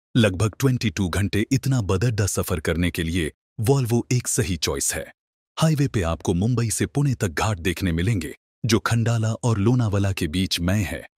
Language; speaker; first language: Hindi; non-native, local second language; Marathi